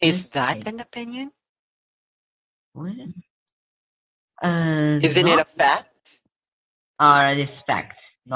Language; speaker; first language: English; non-native, learner; Chinese